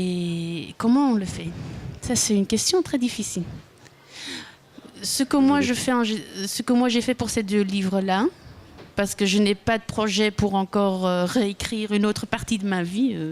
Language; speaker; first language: French; non-native, local second language; Dutch